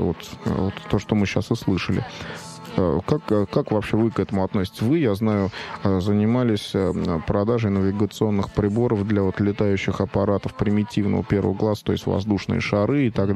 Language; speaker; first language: Russian; native; Russian